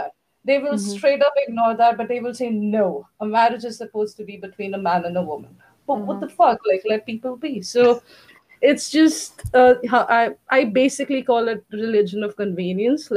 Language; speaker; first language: English; non-native, local second language; Hindi